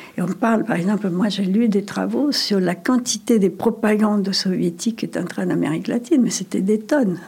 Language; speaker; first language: French; non-native, fluent; Spanish